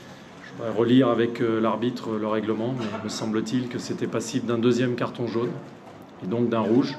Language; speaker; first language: French; native; French